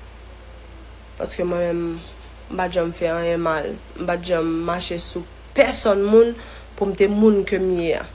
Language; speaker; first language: French; non-native, local second language; Haitian Creole